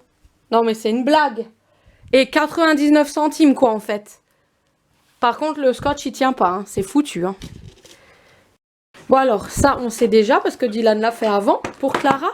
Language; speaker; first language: French; native; French